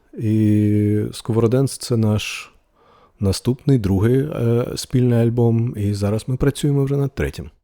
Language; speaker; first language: Ukrainian; non-native, local second language; Russian